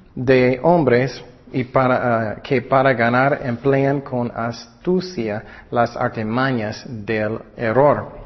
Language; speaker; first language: Spanish; non-native, fluent; English